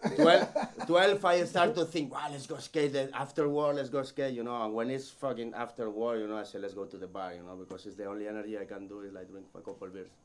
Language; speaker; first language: English; non-native, learner; Spanish